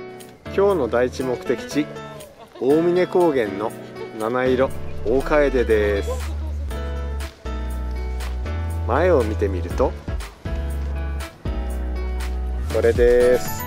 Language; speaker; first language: Japanese; native; Japanese